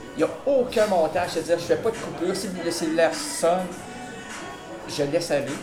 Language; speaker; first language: French; native; French